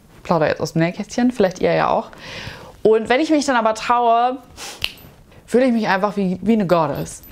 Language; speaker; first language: German; native; German